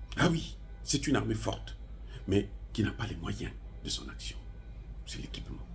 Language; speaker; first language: French; non-native, local second language; Lingala